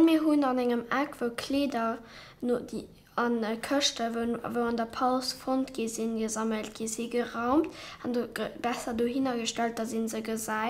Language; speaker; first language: German; non-native, local second language; Luxembourgish